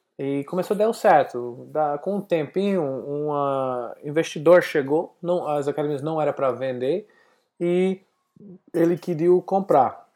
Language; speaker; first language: Portuguese; non-native, learner; English